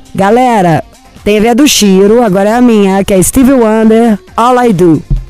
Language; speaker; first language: Portuguese; native; Portuguese